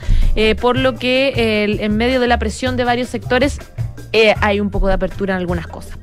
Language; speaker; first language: Spanish; native; Spanish